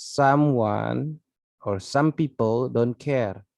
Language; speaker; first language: English; non-native, learner; Indonesian